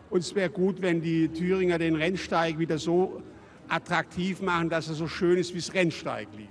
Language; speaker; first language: German; native; German